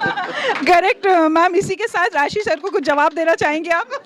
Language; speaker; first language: Hindi; native; Hindi